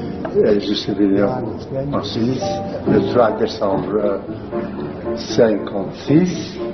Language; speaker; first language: French; non-native, fluent; Hungarian